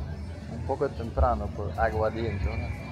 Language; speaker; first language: Spanish; non-native, learner; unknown